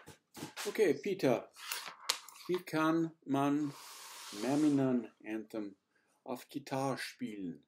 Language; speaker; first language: German; non-native, learner; English